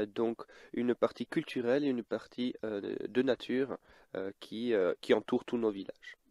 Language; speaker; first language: French; early bilingual, other home language; Dutch